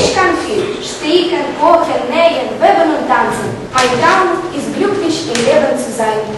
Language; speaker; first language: German; non-native, learner; Ukrainian